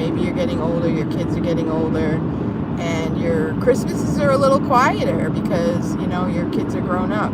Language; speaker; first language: English; native; English